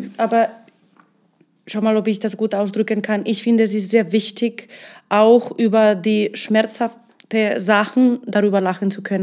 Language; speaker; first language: German; non-native, fluent; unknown